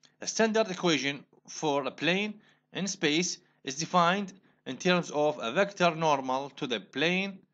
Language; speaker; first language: English; non-native, fluent; Arabic